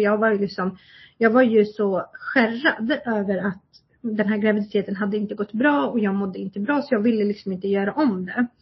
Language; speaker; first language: Swedish; early bilingual, other home language; Kurdish